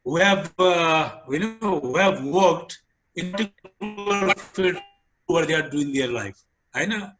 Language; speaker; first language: English; non-native, local second language; Nepali